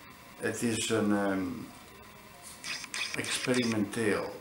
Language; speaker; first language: Dutch; non-native, fluent; Italian